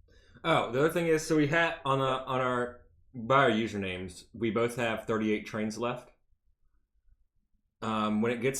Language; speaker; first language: English; native; English